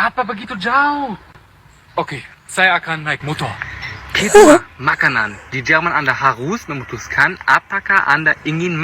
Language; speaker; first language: Indonesian; non-native, learner; German